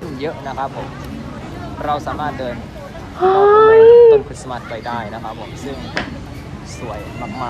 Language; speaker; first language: Thai; native; Thai